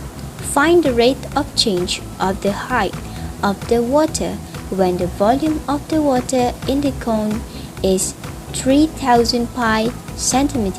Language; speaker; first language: English; non-native, local second language; Malay